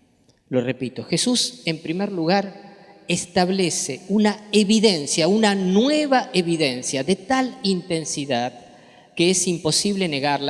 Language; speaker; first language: Spanish; native; Spanish